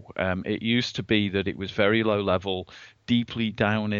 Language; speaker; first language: English; native; English